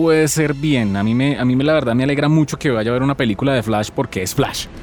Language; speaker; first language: Spanish; native; Spanish